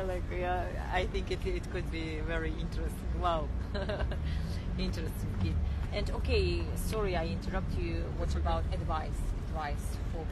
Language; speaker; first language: English; non-native, learner; Russian